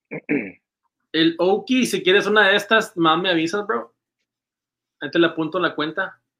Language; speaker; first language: Spanish; early bilingual, heritage; Spanish